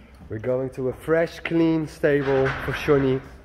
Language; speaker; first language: English; non-native, learner; Western Frisian